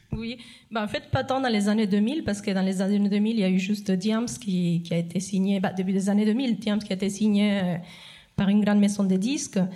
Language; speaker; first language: French; non-native, fluent; Spanish